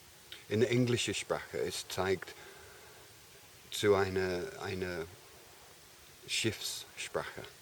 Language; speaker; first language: German; non-native, fluent; English